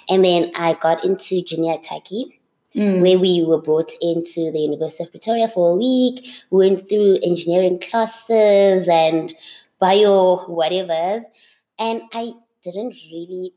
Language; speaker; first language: English; non-native, local second language; Zulu